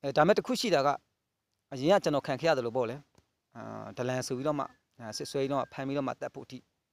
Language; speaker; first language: Burmese; native; Burmese